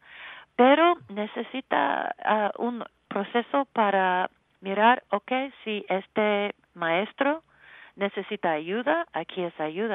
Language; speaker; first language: Spanish; non-native, learner; English